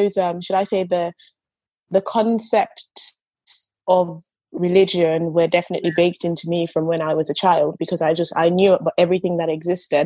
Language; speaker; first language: English; non-native, local second language; Yoruba